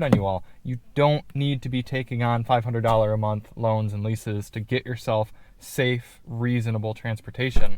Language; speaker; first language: English; native; English